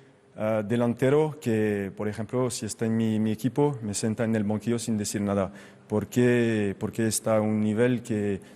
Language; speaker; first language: Spanish; non-native, fluent; French